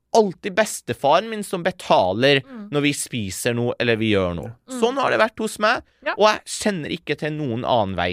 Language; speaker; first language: Norwegian; early bilingual, other home language; Persian